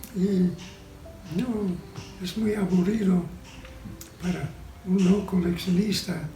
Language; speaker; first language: Spanish; non-native, fluent; English